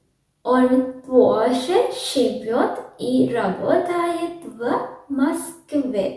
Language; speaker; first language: Russian; non-native, learner; Sinhala